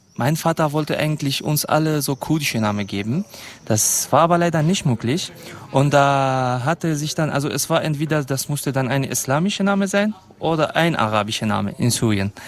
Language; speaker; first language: German; non-native, fluent; Kurdish